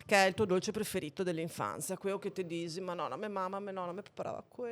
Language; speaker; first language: Italian; native; Italian